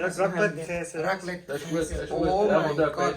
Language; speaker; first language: German; native; German